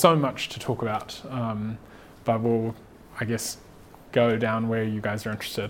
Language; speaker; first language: English; native; English